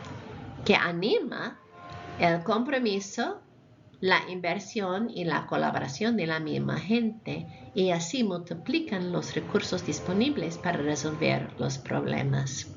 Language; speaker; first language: Spanish; non-native, fluent; English